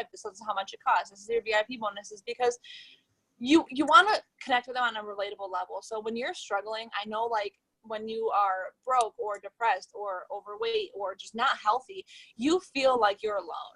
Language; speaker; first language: English; native; English